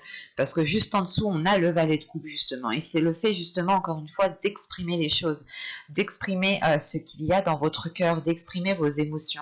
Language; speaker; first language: French; native; French